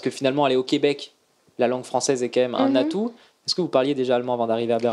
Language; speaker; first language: French; native; French